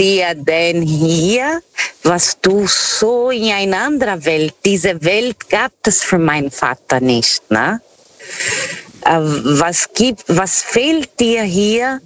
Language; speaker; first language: German; non-native, learner; Portuguese